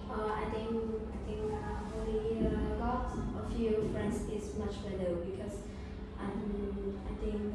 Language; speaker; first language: English; non-native, learner; Vietnamese